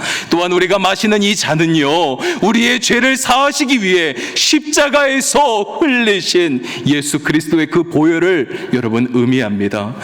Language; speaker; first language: Korean; native; Korean